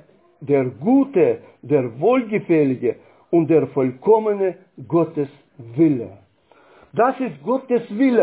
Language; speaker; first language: German; non-native, fluent; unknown